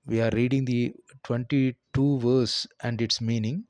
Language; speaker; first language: English; non-native, local second language; Telugu